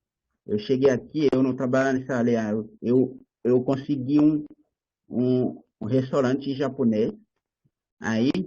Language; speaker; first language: Portuguese; non-native, learner; Haitian Creole